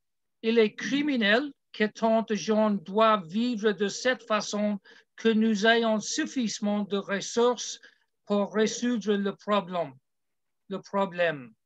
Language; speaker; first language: French; non-native, learner; English